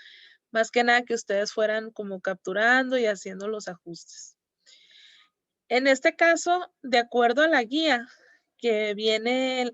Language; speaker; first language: Spanish; native; Spanish